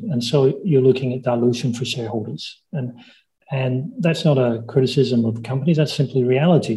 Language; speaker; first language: English; native; English